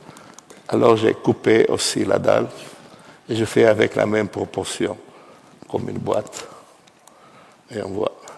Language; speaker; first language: French; non-native, fluent; Portuguese